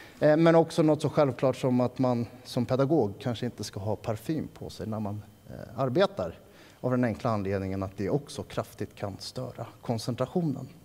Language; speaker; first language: Swedish; native; Swedish